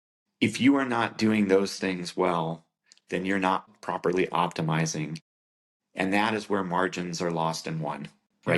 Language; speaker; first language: English; native; English